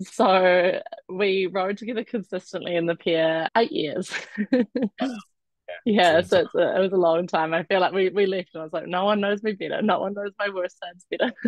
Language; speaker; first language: English; native; English